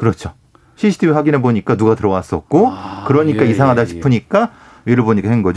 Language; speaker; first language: Korean; native; Korean